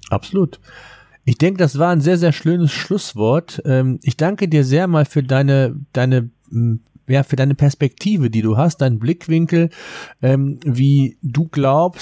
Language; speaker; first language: German; native; German